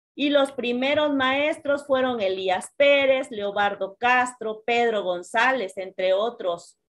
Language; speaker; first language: Spanish; native; Spanish